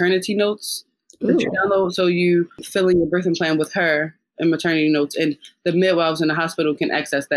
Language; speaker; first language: English; native; English